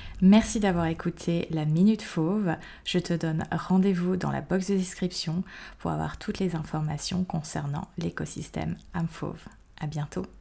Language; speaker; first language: French; native; French